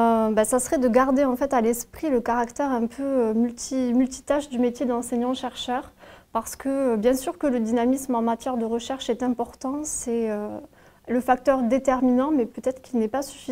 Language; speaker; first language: French; native; French